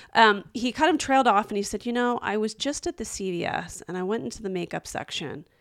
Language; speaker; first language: English; native; English